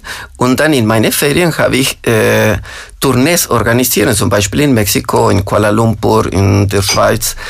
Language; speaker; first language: German; non-native, fluent; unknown